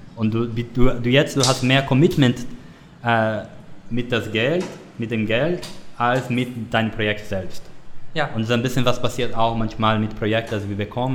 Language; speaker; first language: German; non-native, learner; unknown